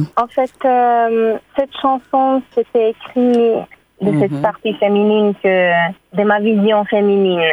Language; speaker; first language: French; non-native, fluent; Hungarian